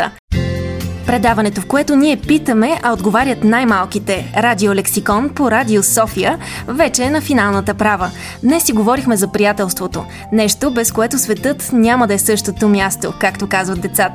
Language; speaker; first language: Bulgarian; native; Bulgarian